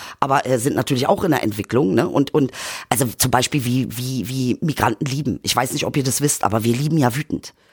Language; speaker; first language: German; early bilingual, other home language; Turkish